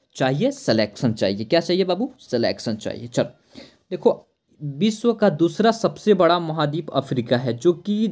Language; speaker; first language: Hindi; native; Hindi